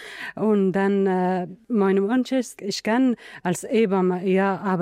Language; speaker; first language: German; non-native, learner; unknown